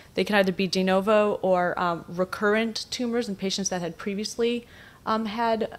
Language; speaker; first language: English; native; English